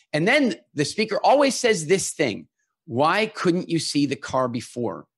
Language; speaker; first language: English; native; English